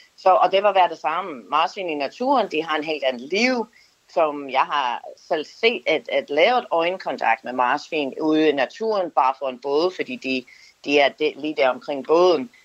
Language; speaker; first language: Danish; non-native, fluent; English